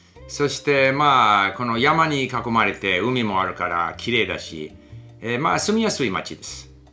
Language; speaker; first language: Japanese; non-native, fluent; English